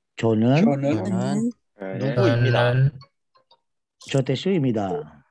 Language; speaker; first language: Korean; non-native, learner; Indonesian